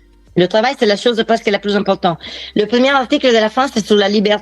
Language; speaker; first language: French; non-native, fluent; Italian